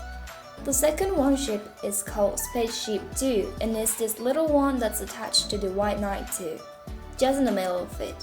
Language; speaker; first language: English; non-native, fluent; Spanish